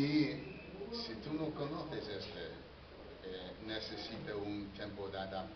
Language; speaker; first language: Spanish; non-native, fluent; English